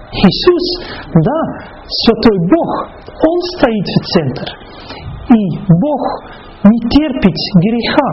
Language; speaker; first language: Russian; non-native, fluent; Dutch